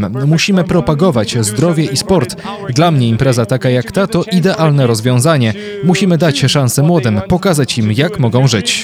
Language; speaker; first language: Polish; non-native, fluent; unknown